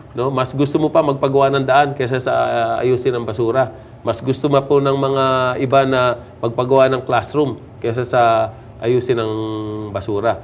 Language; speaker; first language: Filipino; non-native, local second language; Pampanga